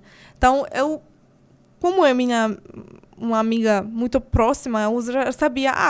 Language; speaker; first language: Portuguese; non-native, fluent; Polish